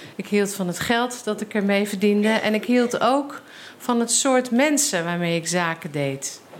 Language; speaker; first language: Dutch; native; Dutch